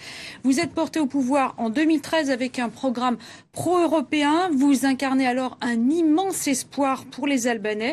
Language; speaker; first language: French; native; French